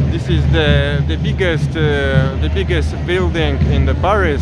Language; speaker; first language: English; non-native, fluent; Polish